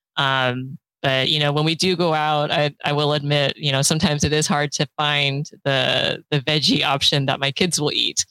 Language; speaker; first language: English; early bilingual, other home language; Chinese